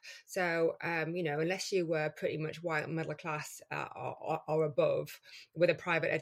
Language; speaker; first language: English; native; English